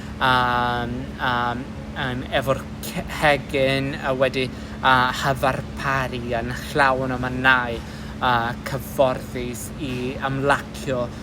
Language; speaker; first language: Welsh; non-native, learner; English